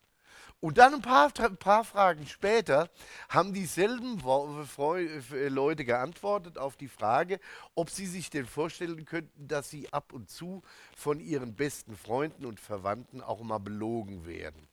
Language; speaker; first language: German; native; German